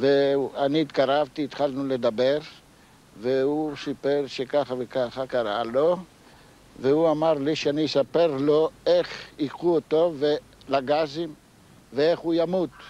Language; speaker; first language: Hebrew; non-native, fluent; Ladino